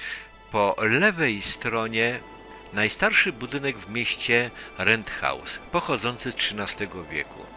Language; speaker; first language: Polish; native; Polish